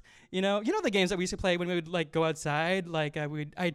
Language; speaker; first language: English; native; English